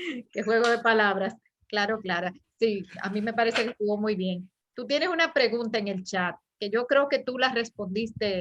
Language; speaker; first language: Spanish; native; Spanish